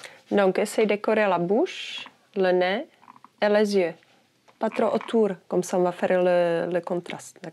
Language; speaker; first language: French; non-native, fluent; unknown